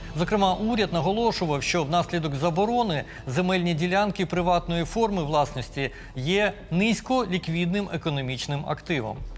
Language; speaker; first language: Ukrainian; native; Ukrainian